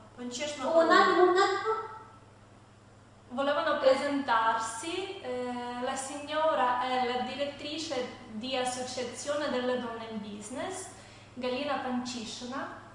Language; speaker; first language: Italian; non-native, fluent; Ukrainian